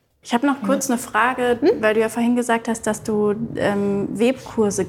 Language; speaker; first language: German; native; German